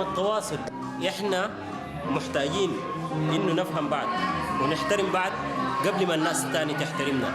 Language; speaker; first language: Arabic; native; Arabic